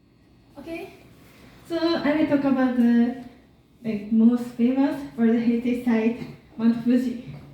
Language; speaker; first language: English; non-native, learner; Japanese